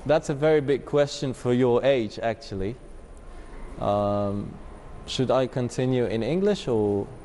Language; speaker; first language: English; non-native, fluent; Uzbek